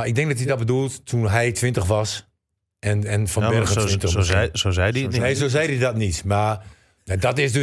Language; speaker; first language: Dutch; native; Dutch